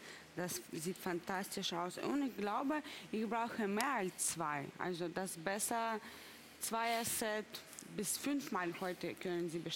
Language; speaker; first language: German; non-native, learner; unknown